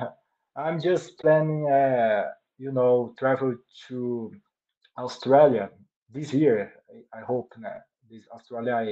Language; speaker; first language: English; non-native, learner; Portuguese